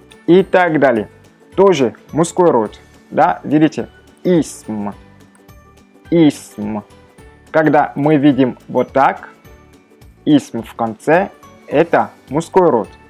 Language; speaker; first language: Russian; non-native, fluent; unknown